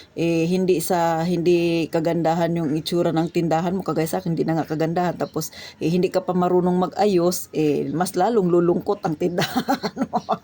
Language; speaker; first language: Filipino; non-native, local second language; Cebuano